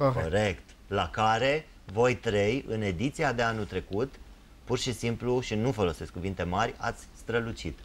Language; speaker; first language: Romanian; native; Romanian